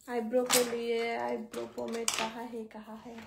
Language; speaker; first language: Hindi; non-native, local second language; Bangla